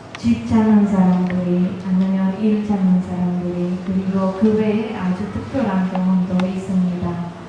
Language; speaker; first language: Korean; non-native, fluent; Romanian